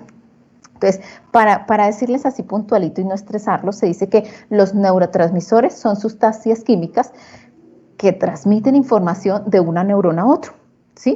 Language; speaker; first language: Spanish; native; Spanish